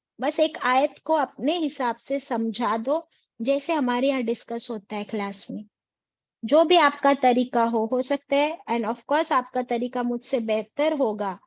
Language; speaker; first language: Urdu; native; Urdu